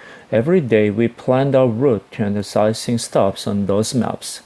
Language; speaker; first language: English; non-native, fluent; Korean